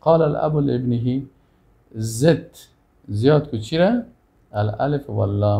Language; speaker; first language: Arabic; non-native, fluent; Persian